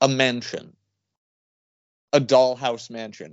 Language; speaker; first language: English; native; English